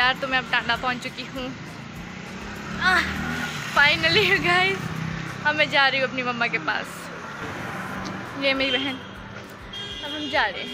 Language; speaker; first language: Hindi; native; Hindi